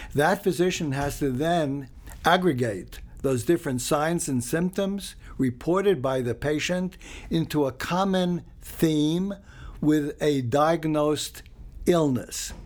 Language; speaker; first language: English; early bilingual, other home language; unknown